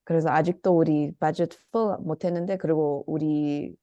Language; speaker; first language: Korean; early bilingual, heritage; Korean